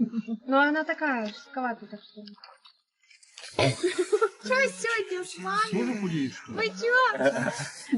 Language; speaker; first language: Russian; native; Russian